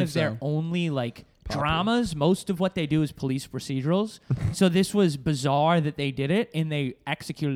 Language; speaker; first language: English; native; English